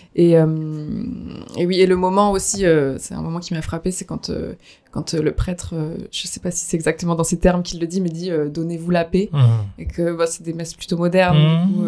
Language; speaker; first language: French; native; French